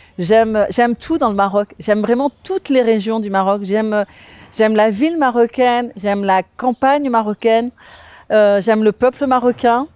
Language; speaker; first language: French; native; French